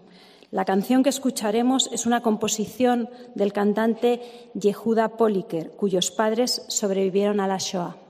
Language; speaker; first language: Spanish; native; Spanish